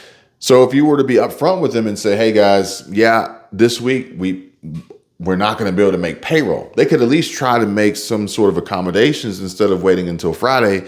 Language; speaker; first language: English; native; English